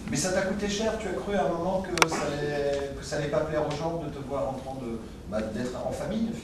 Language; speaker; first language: French; native; French